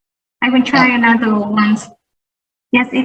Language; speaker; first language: English; non-native, learner; Vietnamese